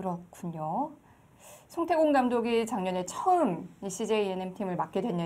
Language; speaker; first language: Korean; native; Korean